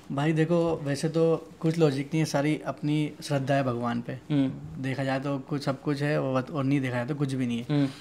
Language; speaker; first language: Hindi; native; Hindi